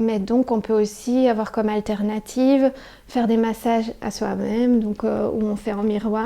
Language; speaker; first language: French; native; French